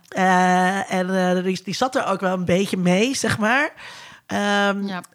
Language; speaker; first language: Dutch; native; Dutch